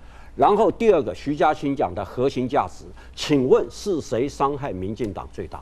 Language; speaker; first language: Chinese; native; Chinese